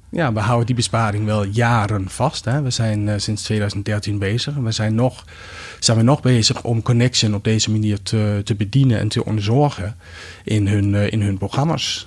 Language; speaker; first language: Dutch; non-native, fluent; Danish